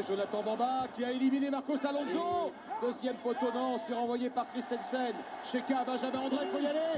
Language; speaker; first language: French; native; French